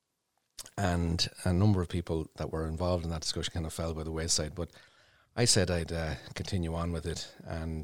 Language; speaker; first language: English; native; English